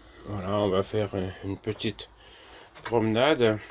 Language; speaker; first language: French; non-native, fluent; Russian